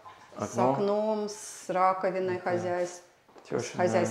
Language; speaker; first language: Russian; native; Russian